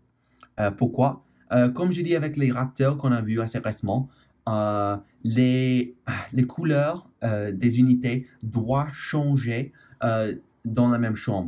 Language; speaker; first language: French; non-native, learner; English